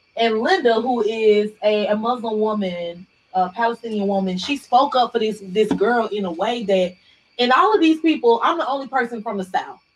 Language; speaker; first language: English; native; English